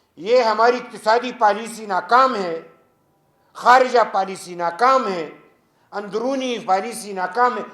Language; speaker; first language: Urdu; non-native, local second language; Pashto